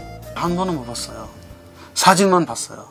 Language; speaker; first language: Korean; non-native, learner; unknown